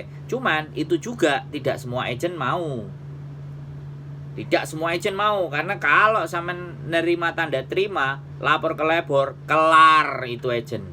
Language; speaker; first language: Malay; non-native, local second language; Javanese